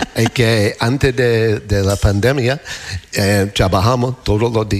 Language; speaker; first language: Spanish; non-native, learner; English